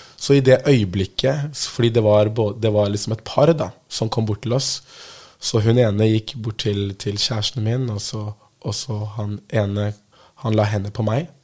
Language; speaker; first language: Norwegian; native; Norwegian